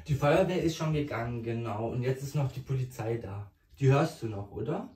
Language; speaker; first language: German; native; German